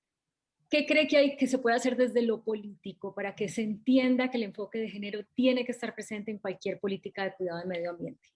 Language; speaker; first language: Spanish; native; Spanish